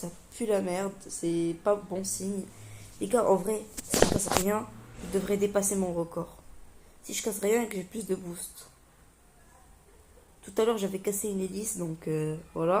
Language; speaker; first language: French; native; French